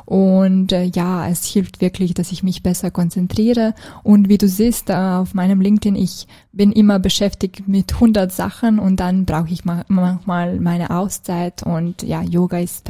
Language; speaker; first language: German; non-native, fluent; Serbian